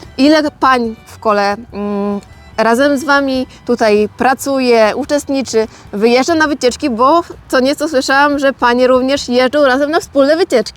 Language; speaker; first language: Polish; native; Polish